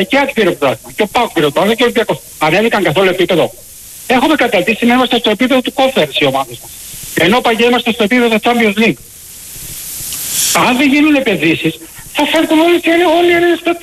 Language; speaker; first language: Greek; native; Greek